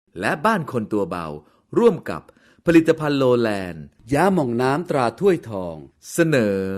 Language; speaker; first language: Thai; native; Thai